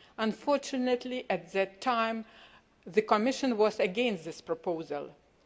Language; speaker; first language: English; non-native, fluent; Lithuanian